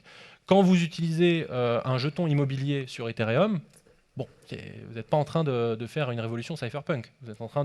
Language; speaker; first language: French; native; French